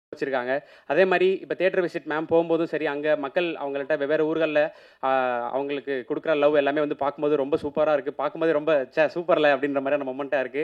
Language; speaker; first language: Tamil; native; Tamil